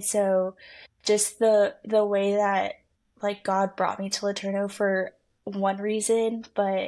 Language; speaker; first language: English; native; English